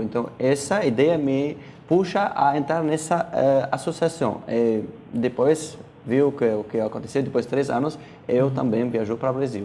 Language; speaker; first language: Portuguese; non-native, learner; Arabic